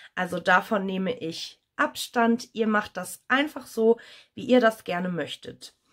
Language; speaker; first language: German; native; German